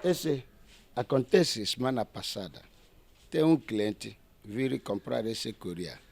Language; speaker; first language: Portuguese; non-native, learner; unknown